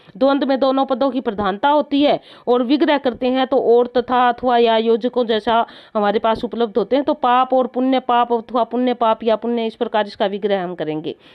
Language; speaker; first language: Hindi; native; Hindi